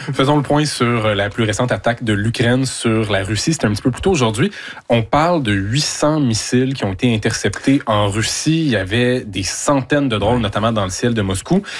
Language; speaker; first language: French; native; French